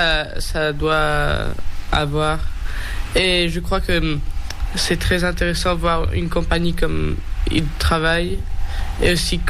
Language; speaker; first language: French; early bilingual, heritage; French